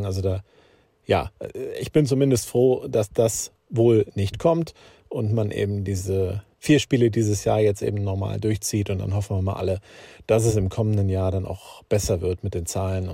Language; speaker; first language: German; native; German